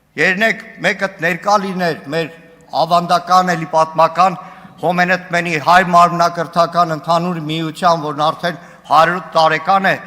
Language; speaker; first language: Armenian; native; Armenian